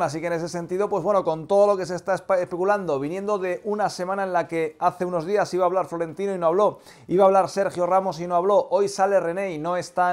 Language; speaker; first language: Spanish; native; Spanish